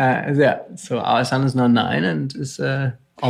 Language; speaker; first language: English; non-native, fluent; German